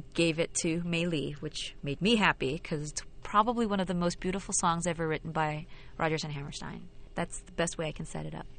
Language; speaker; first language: English; non-native, local second language; Filipino